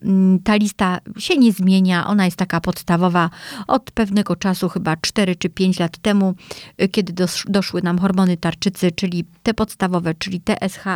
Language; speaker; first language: Polish; native; Polish